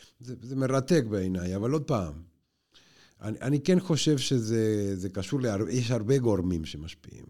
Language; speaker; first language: Hebrew; non-native, fluent; Spanish